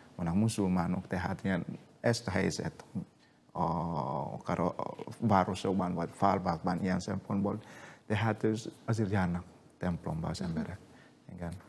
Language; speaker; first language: Hungarian; non-native, fluent; Indonesian